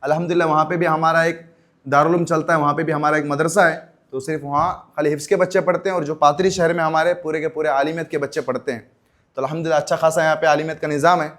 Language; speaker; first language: Hindi; native; Hindi